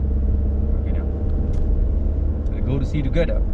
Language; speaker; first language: English; non-native, learner; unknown